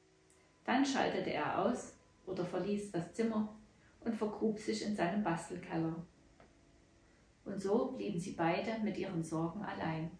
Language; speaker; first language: German; native; German